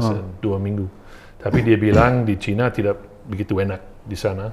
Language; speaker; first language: Indonesian; non-native, fluent; English